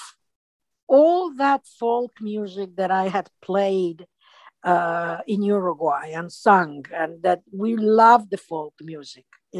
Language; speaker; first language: English; non-native, fluent; Spanish